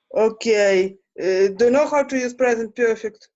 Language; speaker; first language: English; non-native, fluent; Russian